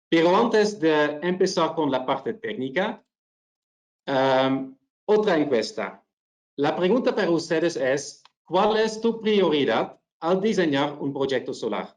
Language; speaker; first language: Spanish; non-native, fluent; Dutch